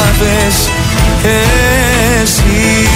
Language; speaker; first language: Greek; native; Greek